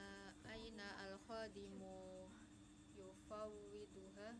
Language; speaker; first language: Arabic; non-native, learner; Indonesian